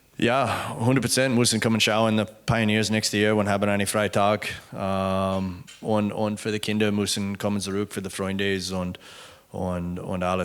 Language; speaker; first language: German; non-native, learner; English